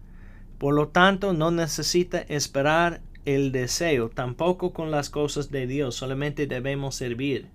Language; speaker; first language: Spanish; non-native, fluent; English